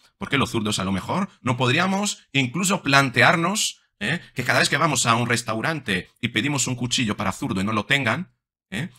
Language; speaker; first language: Spanish; non-native, fluent; Italian